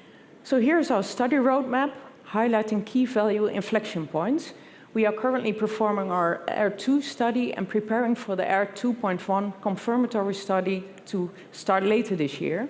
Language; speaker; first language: English; non-native, fluent; Dutch